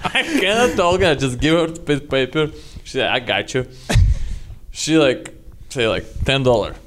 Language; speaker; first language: English; non-native, learner; Russian